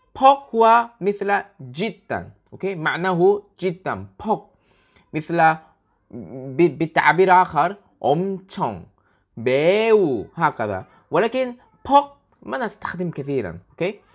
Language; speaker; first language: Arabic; non-native, learner; Korean